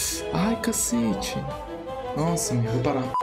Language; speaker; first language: Portuguese; native; Portuguese